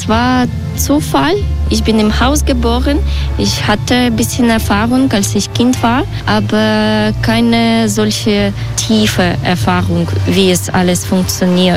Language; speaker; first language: German; non-native, learner; Russian